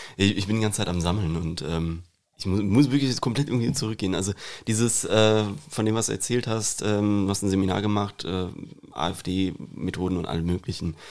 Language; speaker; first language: German; native; German